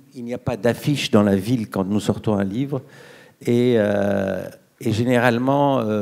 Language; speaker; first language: French; non-native, local second language; Arabic